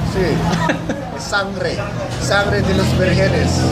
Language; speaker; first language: Spanish; non-native, fluent; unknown